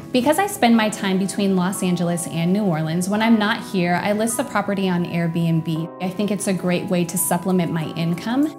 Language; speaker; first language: English; native; English